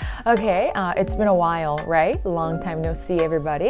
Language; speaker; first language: English; early bilingual, other home language; Korean